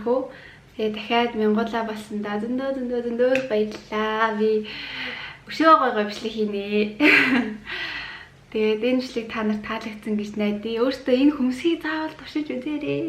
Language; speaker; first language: Mongolian; native; Mongolian